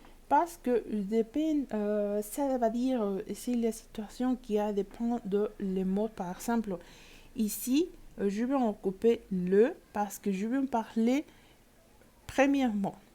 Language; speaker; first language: French; non-native, learner; Spanish